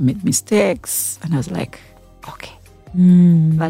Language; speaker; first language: English; non-native, local second language; Ganda